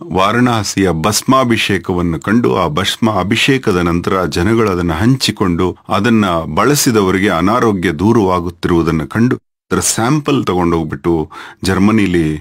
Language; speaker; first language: Kannada; native; Kannada